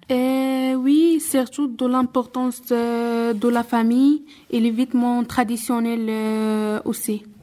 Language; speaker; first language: French; non-native, local second language; Arabic